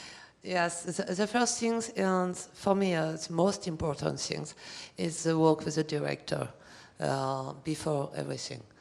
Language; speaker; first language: English; non-native, learner; French